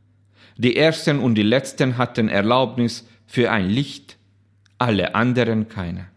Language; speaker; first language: German; non-native, fluent; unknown